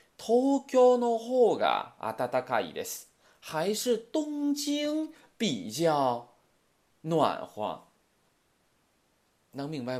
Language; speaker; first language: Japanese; non-native, fluent; Chinese